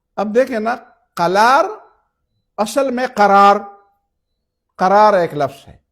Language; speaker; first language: Urdu; non-native, local second language; Pashto